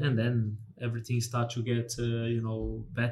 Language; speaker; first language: English; non-native, fluent; Portuguese